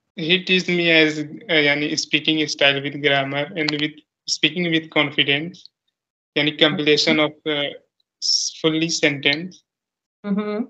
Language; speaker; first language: English; non-native, local second language; Hindi